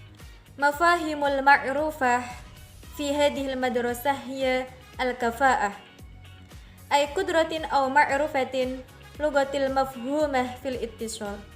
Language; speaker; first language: Arabic; non-native, learner; Indonesian